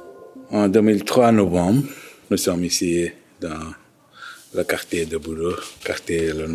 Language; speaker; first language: French; non-native, fluent; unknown